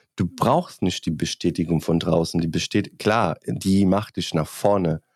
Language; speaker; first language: German; non-native, fluent; Bosnian